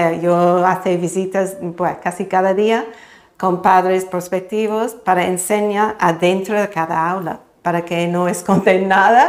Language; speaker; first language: Spanish; non-native, fluent; English